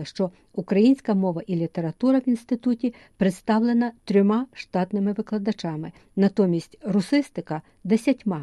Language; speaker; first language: Ukrainian; native; Ukrainian